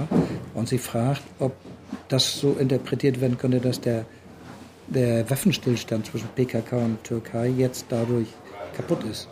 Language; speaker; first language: German; native; German